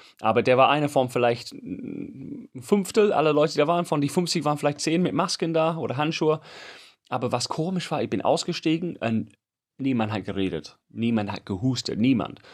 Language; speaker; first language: German; non-native, fluent; English